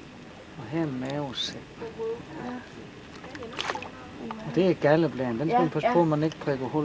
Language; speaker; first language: Danish; native; Danish